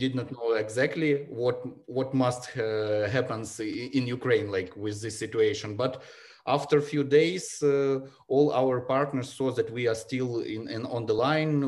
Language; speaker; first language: English; non-native, learner; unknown